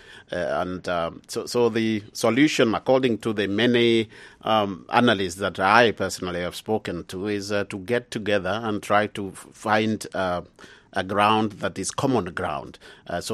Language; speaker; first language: English; non-native, local second language; Swahili